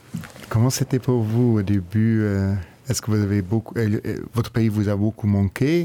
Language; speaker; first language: French; non-native, local second language; Luxembourgish